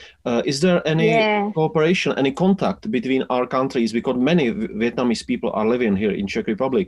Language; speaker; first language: English; non-native, learner; Czech